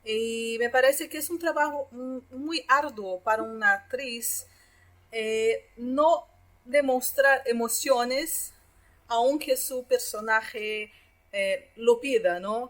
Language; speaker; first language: Spanish; non-native, fluent; Portuguese